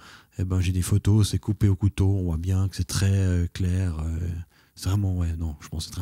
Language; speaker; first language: French; native; French